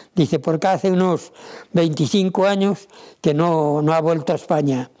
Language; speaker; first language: Spanish; non-native, local second language; Galician